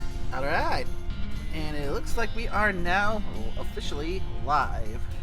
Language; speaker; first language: English; native; English